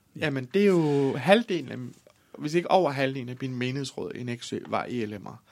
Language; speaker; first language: Danish; native; Danish